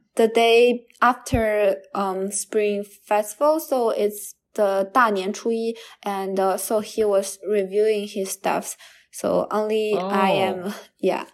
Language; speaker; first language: English; non-native, learner; Chinese